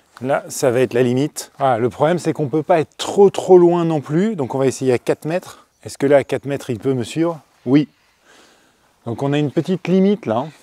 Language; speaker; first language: French; native; French